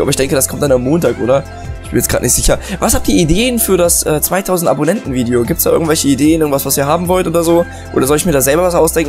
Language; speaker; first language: German; native; German